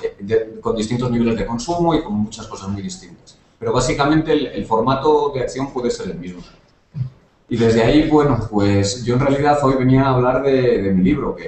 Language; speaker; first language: Spanish; native; Spanish